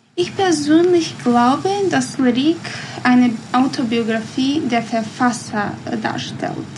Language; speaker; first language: German; non-native, learner; Bosnian